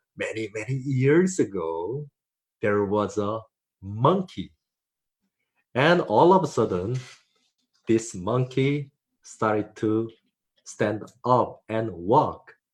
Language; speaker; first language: English; non-native, learner; Korean